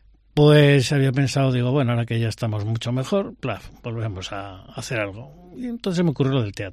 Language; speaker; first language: Spanish; native; Spanish